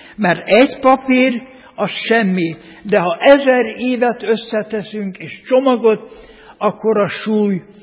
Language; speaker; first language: Hungarian; native; Hungarian